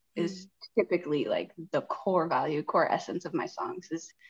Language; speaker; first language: English; native; English